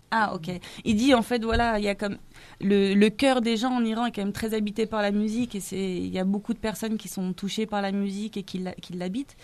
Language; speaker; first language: French; native; French